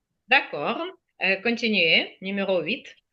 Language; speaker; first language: French; non-native, fluent; Ukrainian